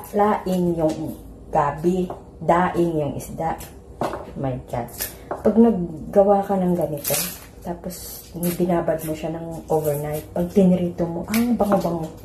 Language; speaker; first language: Filipino; non-native, local second language; Cebuano